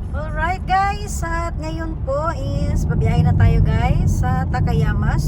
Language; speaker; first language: Filipino; non-native, local second language; Cebuano